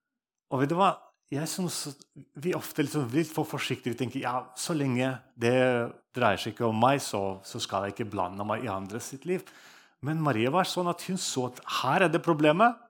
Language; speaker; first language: Norwegian; non-native, fluent; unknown